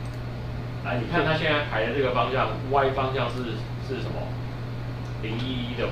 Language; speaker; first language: Chinese; native; Chinese